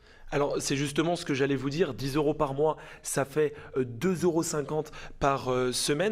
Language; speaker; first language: French; native; French